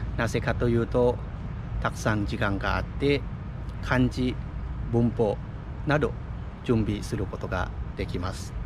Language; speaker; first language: Japanese; non-native, learner; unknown